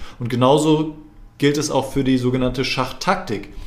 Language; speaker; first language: German; native; German